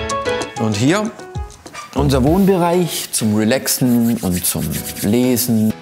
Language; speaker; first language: German; native; German